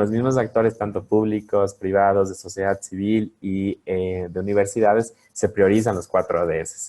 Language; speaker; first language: Spanish; native; Spanish